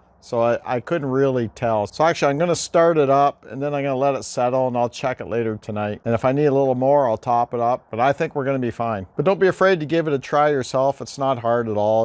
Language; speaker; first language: English; native; English